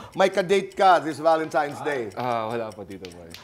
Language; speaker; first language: Filipino; non-native, local second language; Cebuano